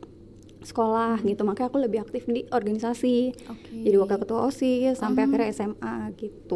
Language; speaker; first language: Indonesian; native; Indonesian